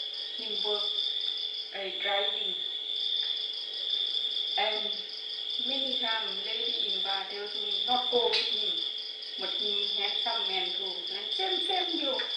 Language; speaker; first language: English; non-native, learner; Thai